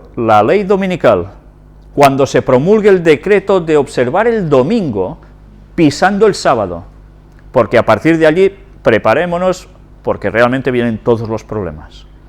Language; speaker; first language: Spanish; non-native, local second language; Catalan